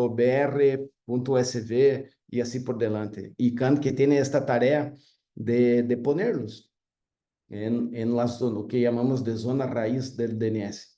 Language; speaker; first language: Spanish; non-native, fluent; Portuguese